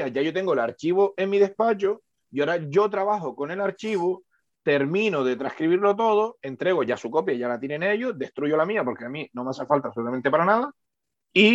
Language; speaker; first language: Spanish; native; Spanish